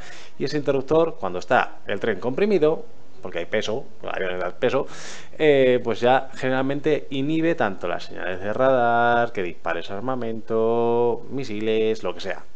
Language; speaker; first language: Spanish; native; Spanish